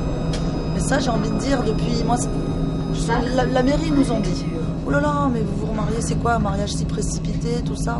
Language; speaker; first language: French; native; French